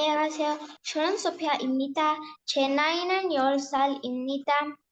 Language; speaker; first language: Korean; non-native, learner; Spanish